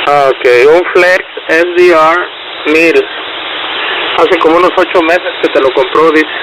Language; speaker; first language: Spanish; native; Spanish